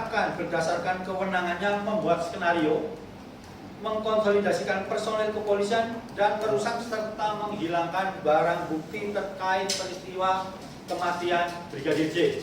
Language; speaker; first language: Indonesian; native; Indonesian